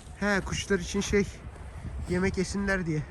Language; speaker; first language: Turkish; native; Turkish